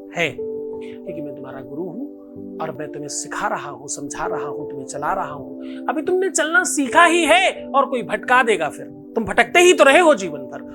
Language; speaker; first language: Hindi; native; Hindi